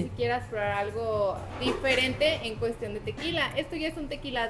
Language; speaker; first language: Spanish; native; Spanish